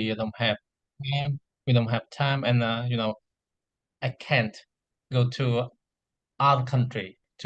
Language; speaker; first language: English; non-native, learner; Vietnamese